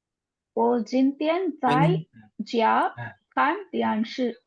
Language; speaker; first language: Chinese; non-native, learner; Tamil